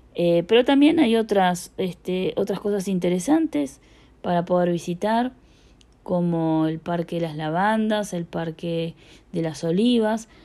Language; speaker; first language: Spanish; native; Spanish